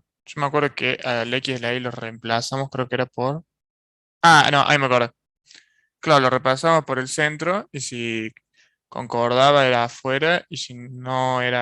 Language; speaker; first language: Spanish; native; Spanish